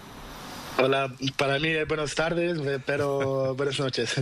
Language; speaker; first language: Spanish; non-native, learner; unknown